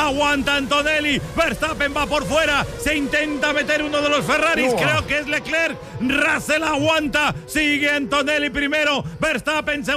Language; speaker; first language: Spanish; native; Spanish